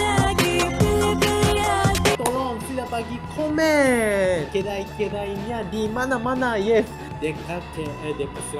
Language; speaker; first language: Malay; non-native, learner; Japanese